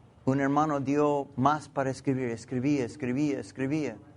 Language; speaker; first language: Spanish; non-native, learner; English